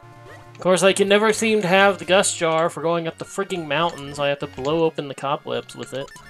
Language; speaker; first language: English; native; English